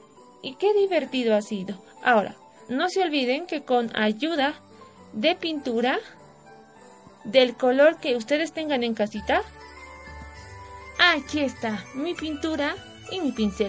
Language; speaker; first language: Spanish; native; Spanish